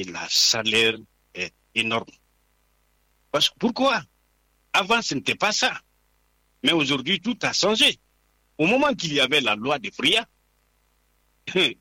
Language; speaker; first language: French; non-native, local second language; Fula